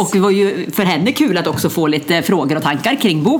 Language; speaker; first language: Swedish; native; Swedish